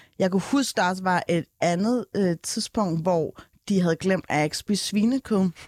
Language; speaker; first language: Danish; native; Danish